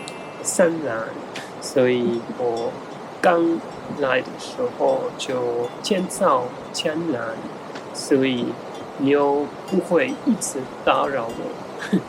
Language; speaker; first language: Chinese; non-native, fluent; German